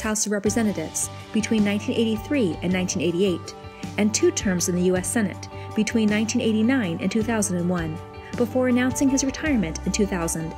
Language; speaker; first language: English; native; English